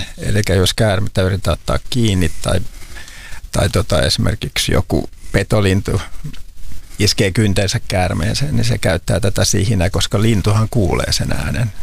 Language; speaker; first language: Finnish; native; Finnish